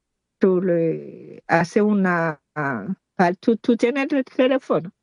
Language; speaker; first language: Spanish; non-native, learner; Haitian Creole